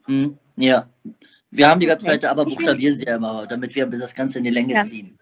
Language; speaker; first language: German; native; German